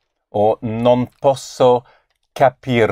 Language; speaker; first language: Italian; non-native, learner; English